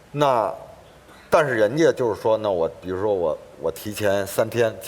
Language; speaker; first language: Chinese; native; Chinese